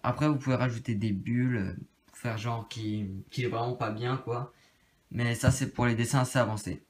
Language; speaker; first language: French; native; French